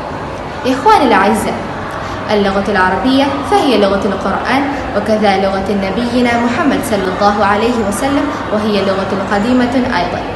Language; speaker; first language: Arabic; non-native, learner; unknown